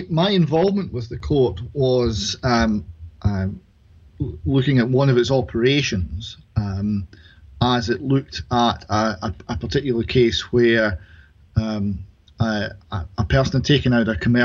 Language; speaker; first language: English; native; English